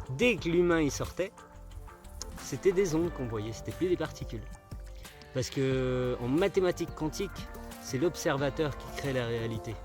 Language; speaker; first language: French; early bilingual, other home language; Spanish